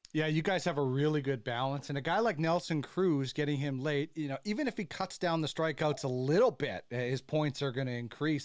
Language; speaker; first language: English; native; English